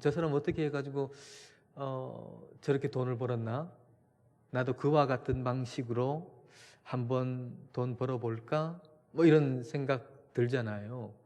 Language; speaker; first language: Korean; native; Korean